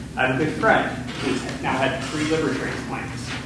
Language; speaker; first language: English; native; English